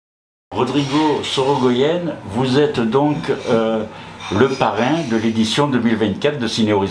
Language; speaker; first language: French; native; French